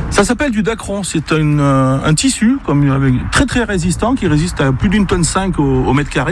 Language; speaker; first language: French; native; French